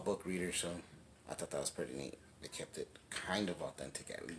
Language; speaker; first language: English; native; English